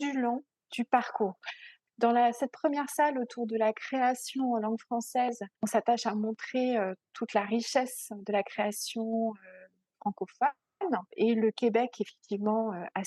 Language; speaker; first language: French; native; French